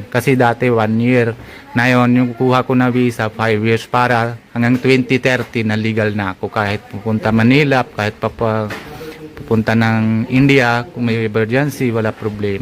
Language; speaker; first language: Filipino; non-native, fluent; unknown